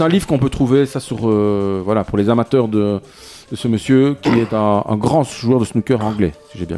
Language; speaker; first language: French; native; French